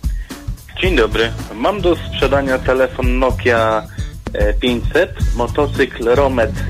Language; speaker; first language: Polish; native; Polish